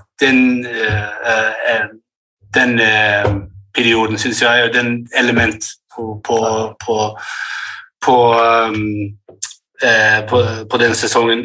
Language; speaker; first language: Norwegian; early bilingual, heritage; English